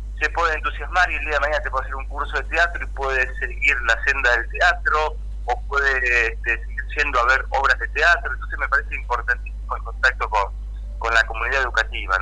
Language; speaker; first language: Spanish; native; Spanish